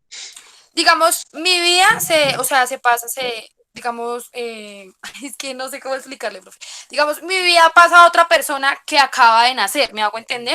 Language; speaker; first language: Spanish; native; Spanish